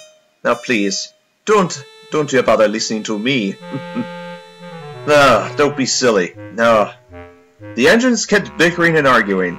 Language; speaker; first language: English; native; English